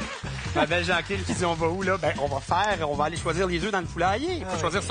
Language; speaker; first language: French; native; French